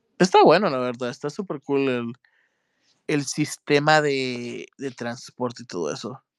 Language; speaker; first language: Spanish; native; Spanish